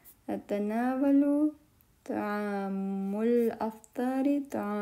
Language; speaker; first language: Arabic; non-native, fluent; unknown